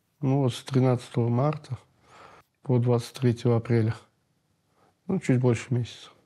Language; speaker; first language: Russian; native; Russian